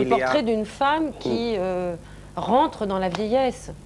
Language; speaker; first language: French; native; French